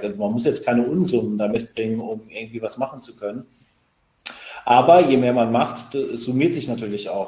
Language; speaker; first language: German; native; German